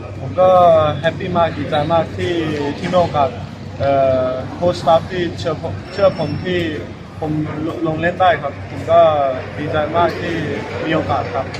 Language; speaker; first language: Thai; early bilingual, heritage; Thai